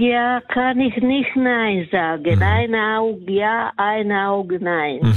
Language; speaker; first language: German; non-native, learner; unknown